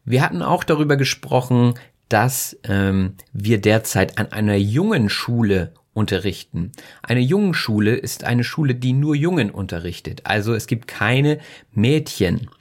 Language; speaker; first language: German; native; German